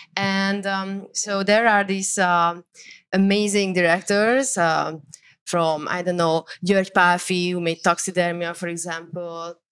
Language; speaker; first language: English; non-native, fluent; Hungarian